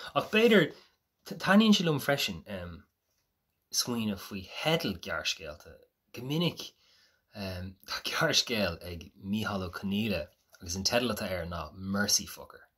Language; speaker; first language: Irish; native; Irish